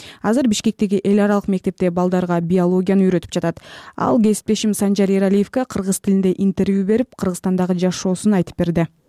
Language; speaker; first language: Kyrgyz; native; Kyrgyz